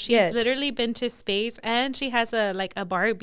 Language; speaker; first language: English; early bilingual, other home language; Spanish